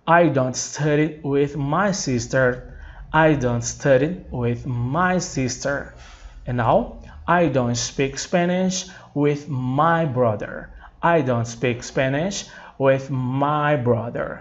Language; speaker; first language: English; non-native, fluent; Portuguese